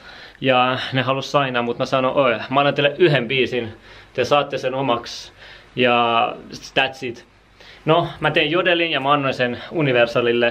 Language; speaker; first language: Finnish; native; Finnish